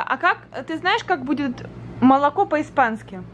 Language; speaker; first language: Russian; native; Russian